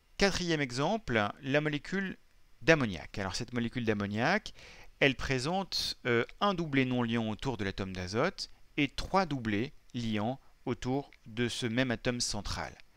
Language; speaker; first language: French; native; French